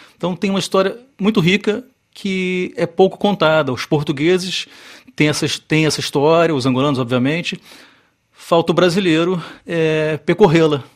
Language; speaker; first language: Portuguese; native; Portuguese